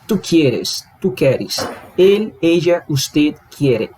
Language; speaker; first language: Spanish; non-native, fluent; Portuguese